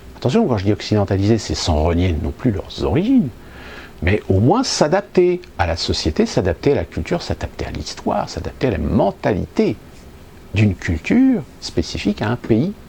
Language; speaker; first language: French; native; French